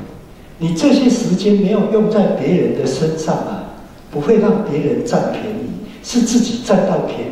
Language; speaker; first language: Chinese; native; Chinese